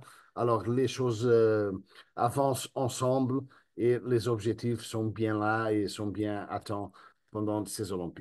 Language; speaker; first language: French; non-native, fluent; Spanish